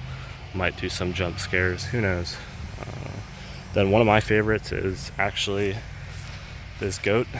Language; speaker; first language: English; native; English